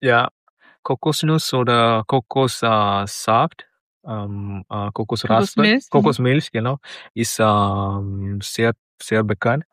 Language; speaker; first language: German; non-native, learner; Malayalam